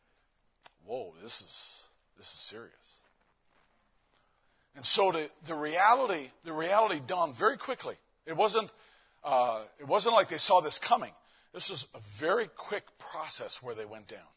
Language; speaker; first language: English; native; English